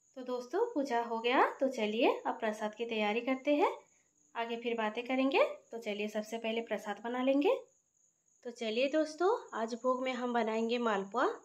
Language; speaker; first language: Hindi; non-native, local second language; Odia